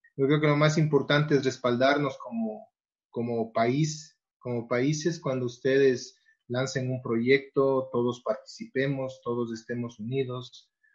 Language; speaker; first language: Spanish; native; Spanish